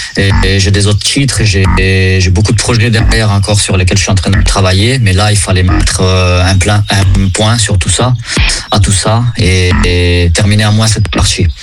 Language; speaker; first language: French; early bilingual, heritage; Italian